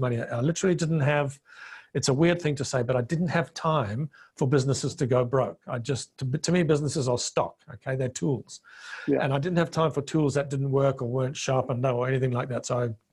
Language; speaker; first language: English; non-native, local second language; Bemba